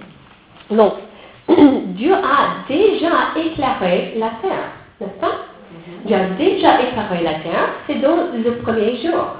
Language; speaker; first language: French; non-native, fluent; English